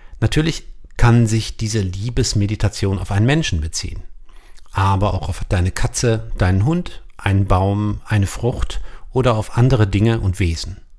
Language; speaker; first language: German; native; German